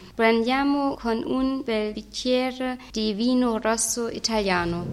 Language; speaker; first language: Italian; non-native, learner; German